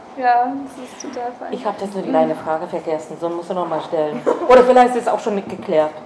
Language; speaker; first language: German; non-native, fluent; Vietnamese